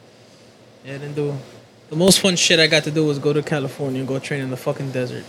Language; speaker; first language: English; early bilingual, other home language; Spanish